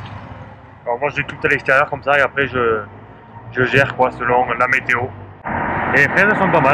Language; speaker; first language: French; native; French